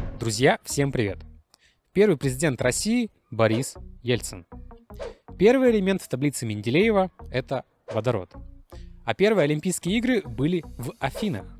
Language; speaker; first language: Russian; native; Russian